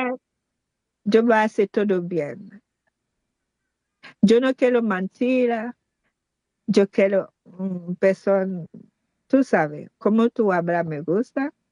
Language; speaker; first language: Spanish; non-native, learner; Haitian Creole